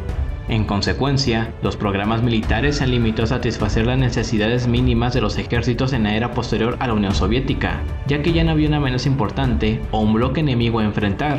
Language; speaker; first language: Spanish; native; Spanish